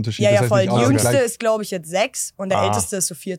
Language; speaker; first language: German; native; German